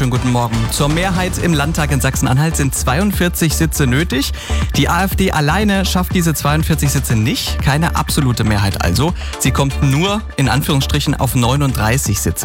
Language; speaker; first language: German; native; German